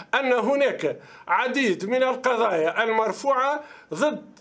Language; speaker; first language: Arabic; native; Arabic